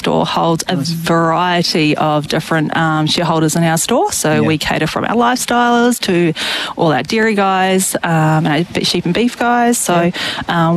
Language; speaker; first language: English; native; English